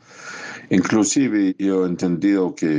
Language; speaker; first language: Spanish; non-native, fluent; English